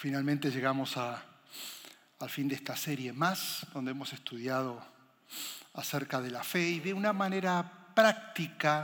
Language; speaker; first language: Spanish; native; Spanish